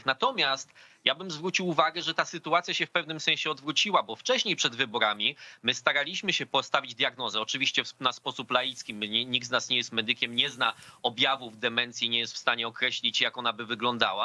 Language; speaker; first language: Polish; native; Polish